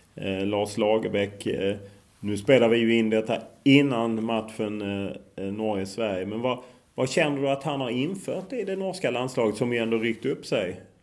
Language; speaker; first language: Swedish; native; Swedish